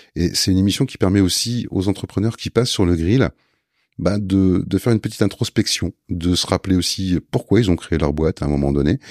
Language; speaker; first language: French; native; French